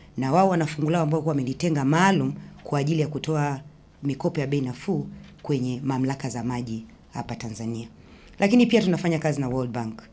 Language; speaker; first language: Swahili; native; Swahili